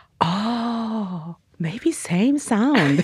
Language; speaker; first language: English; non-native, learner; Japanese